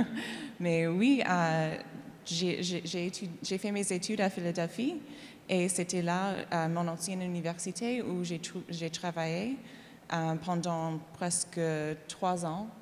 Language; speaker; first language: French; non-native, learner; English